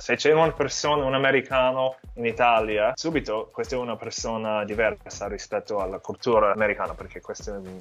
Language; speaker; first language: Italian; non-native, fluent; English